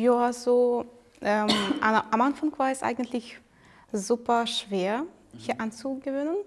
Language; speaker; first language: German; non-native, fluent; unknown